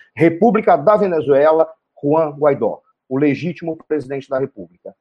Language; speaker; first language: Portuguese; native; Portuguese